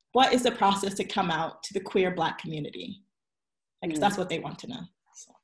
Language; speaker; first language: English; native; English